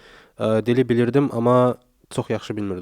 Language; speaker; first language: Azerbaijani; non-native, fluent; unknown